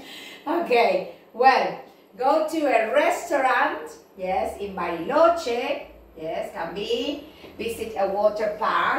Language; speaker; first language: English; non-native, fluent; Spanish